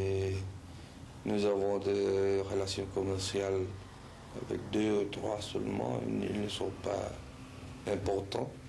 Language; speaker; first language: French; non-native, fluent; Spanish